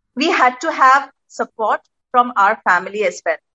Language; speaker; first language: English; non-native, local second language; Gujarati